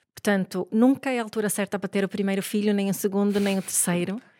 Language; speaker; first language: Portuguese; non-native, fluent; Swedish